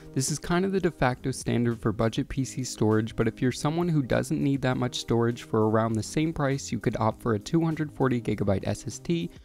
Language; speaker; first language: English; native; English